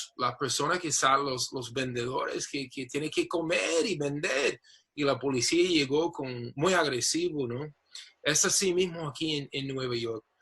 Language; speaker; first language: Spanish; non-native, fluent; English